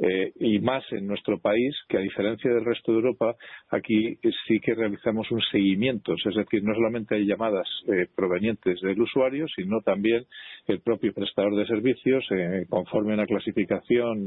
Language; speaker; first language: Spanish; native; Spanish